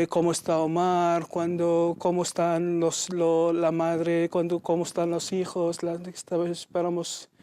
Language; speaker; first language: Spanish; non-native, learner; Arabic